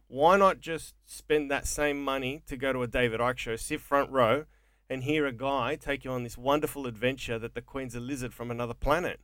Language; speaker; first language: English; native; English